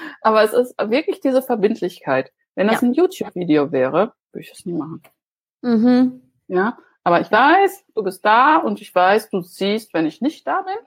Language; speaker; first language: German; native; German